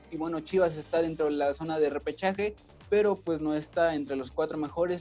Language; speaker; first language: Spanish; native; Spanish